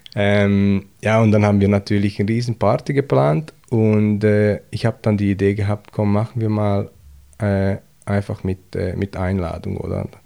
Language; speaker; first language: German; early bilingual, other home language; Hungarian